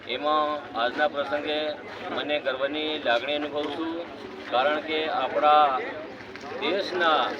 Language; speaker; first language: Gujarati; non-native, local second language; Bhili